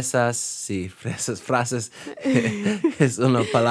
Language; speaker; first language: Spanish; non-native, learner; English